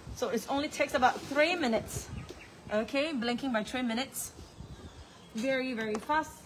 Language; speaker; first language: English; non-native, local second language; Chinese